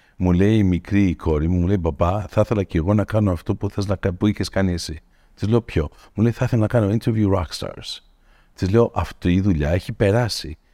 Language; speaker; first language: Greek; early bilingual, heritage; Greek